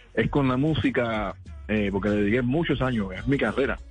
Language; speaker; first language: Spanish; native; Spanish